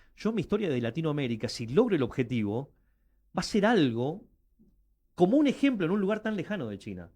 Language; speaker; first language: Spanish; early bilingual, other home language; Chinese